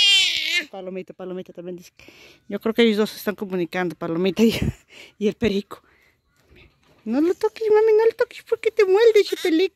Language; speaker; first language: Spanish; native; Spanish